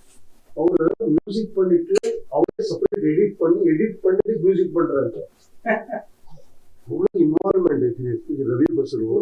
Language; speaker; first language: Tamil; non-native, learner; Kannada